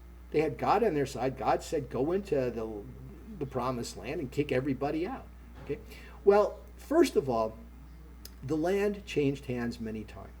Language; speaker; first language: English; native; English